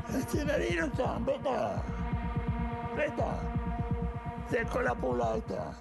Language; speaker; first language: Hebrew; non-native, fluent; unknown